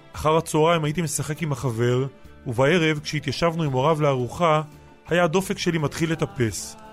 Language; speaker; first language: Hebrew; native; Hebrew